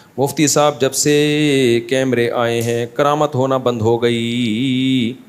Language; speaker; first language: Urdu; native; Urdu